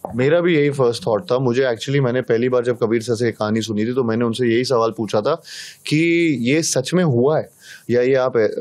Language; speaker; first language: Hindi; native; Hindi